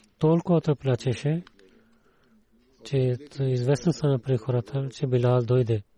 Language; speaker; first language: Bulgarian; non-native, learner; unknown